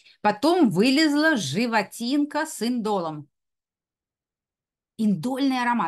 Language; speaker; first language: Russian; native; Russian